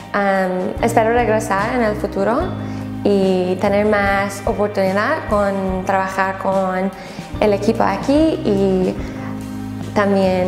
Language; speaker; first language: Spanish; non-native, learner; English